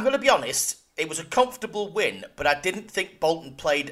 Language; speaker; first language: English; native; English